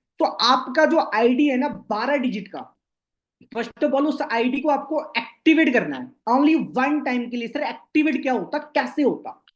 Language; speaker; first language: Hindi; non-native, local second language; Bangla